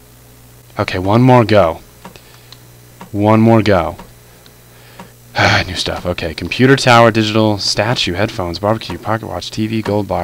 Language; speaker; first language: English; native; English